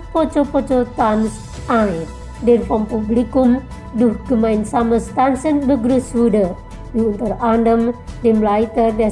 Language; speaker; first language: German; non-native, fluent; Indonesian